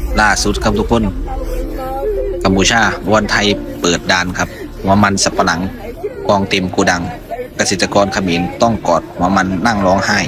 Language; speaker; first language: Thai; native; Thai